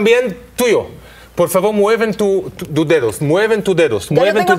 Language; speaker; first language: Spanish; non-native, learner; Hebrew